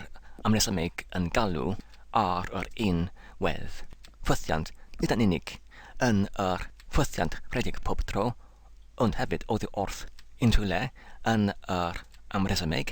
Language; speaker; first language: Welsh; non-native, learner; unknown